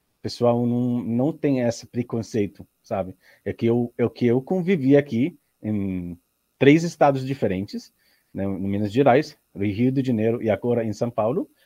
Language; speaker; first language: Portuguese; non-native, learner; Arabic